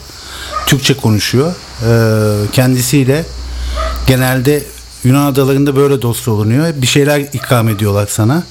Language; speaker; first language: Turkish; native; Turkish